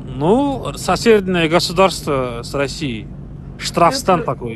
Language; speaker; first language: Russian; non-native, local second language; Kazakh